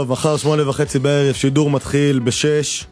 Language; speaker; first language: Hebrew; native; Hebrew